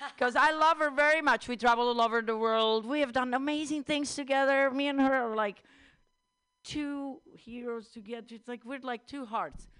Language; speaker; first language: English; non-native, fluent; Italian